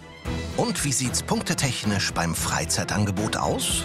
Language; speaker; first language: German; native; German